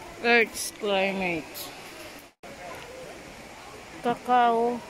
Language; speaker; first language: English; non-native, learner; Filipino